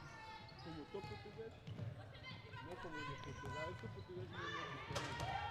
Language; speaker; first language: Portuguese; non-native, learner; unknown